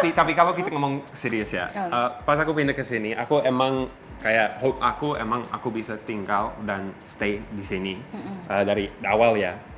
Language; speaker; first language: Indonesian; non-native, fluent; English